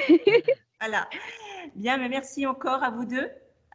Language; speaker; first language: French; native; French